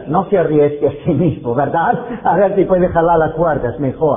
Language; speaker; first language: Spanish; non-native, fluent; English